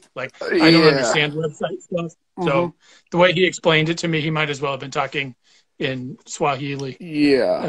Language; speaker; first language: English; native; English